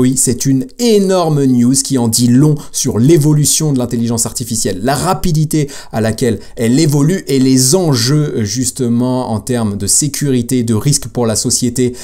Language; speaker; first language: French; native; French